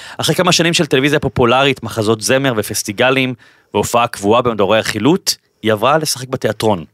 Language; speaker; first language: Hebrew; native; Hebrew